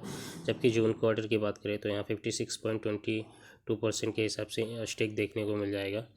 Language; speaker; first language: Hindi; native; Hindi